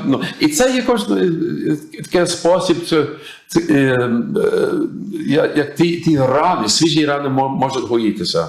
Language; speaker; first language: Ukrainian; early bilingual, heritage; English